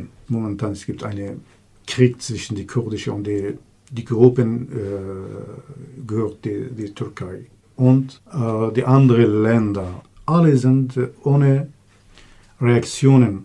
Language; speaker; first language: German; non-native, learner; Kurdish